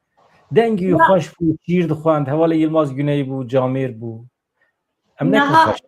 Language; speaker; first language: Kurdish; native; Kurdish